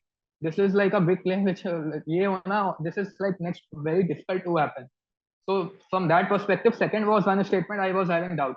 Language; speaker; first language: English; non-native, local second language; Hindi